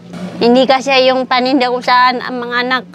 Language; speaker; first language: Filipino; non-native, local second language; Maranao